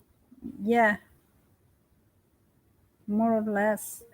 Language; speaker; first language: English; non-native, fluent; Italian